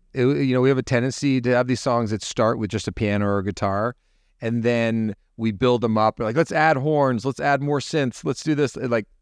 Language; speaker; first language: English; native; English